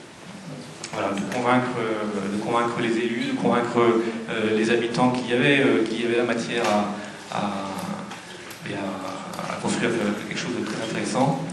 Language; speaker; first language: French; native; French